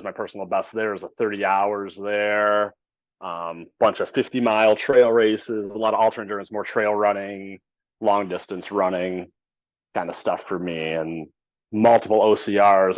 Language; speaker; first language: English; native; English